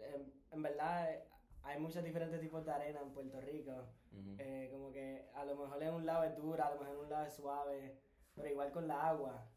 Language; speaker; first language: Spanish; native; Spanish